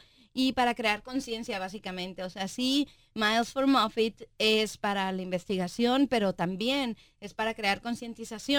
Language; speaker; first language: Spanish; native; Spanish